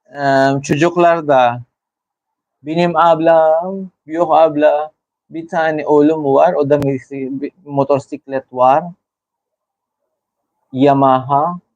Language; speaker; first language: Turkish; non-native, learner; Filipino